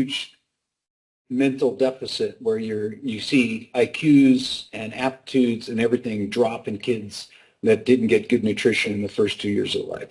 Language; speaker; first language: English; native; English